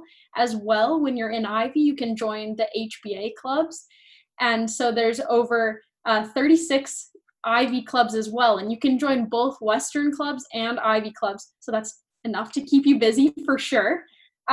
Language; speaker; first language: English; native; English